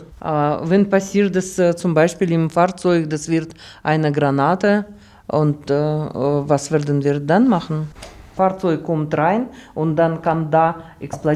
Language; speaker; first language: German; non-native, learner; Russian